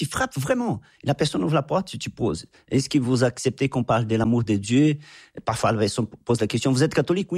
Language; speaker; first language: French; non-native, fluent; Portuguese